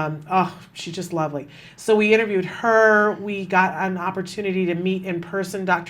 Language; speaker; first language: English; native; English